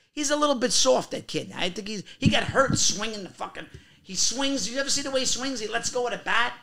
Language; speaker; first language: English; native; English